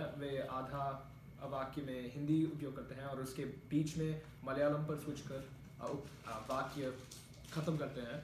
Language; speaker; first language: Hindi; non-native, learner; Malayalam